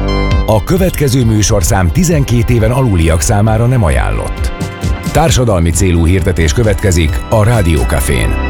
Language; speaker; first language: Hungarian; native; Hungarian